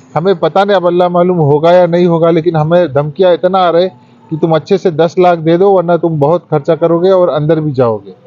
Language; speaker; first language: Hindi; native; Hindi